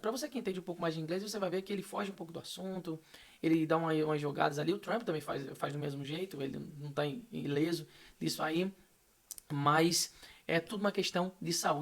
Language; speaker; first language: Portuguese; native; Portuguese